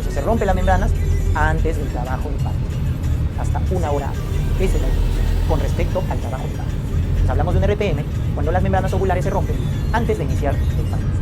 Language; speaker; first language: Spanish; native; Spanish